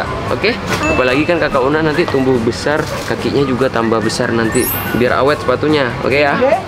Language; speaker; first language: Indonesian; native; Indonesian